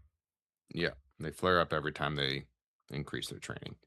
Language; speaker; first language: English; native; English